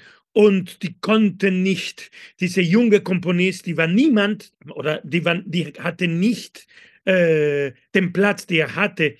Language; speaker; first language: German; non-native, fluent; Spanish